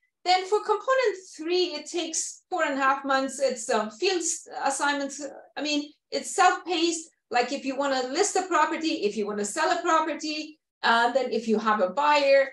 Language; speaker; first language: English; non-native, fluent; Persian